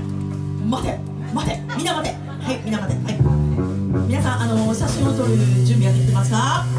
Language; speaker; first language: Japanese; native; Japanese